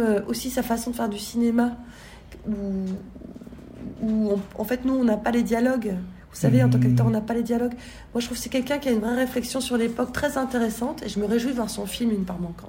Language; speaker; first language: French; native; French